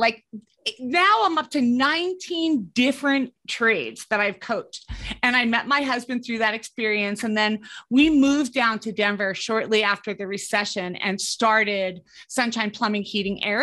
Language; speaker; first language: English; native; English